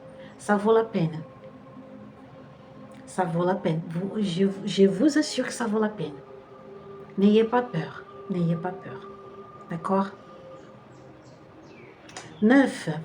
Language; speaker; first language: French; non-native, fluent; Portuguese